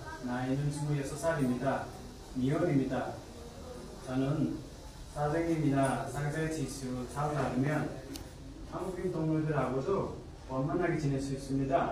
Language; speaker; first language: Korean; non-native, learner; Nepali